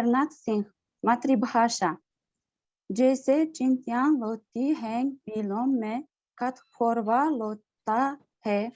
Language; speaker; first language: Hindi; non-native, learner; Uzbek